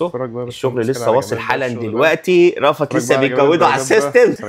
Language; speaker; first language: Arabic; native; Arabic